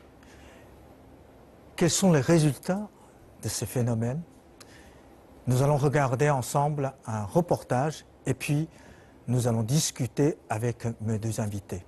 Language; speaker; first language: French; non-native, fluent; Chinese